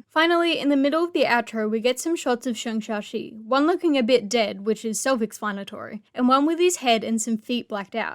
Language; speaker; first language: English; native; English